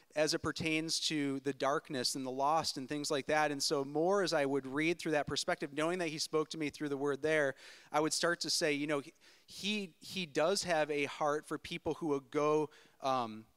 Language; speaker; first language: English; native; English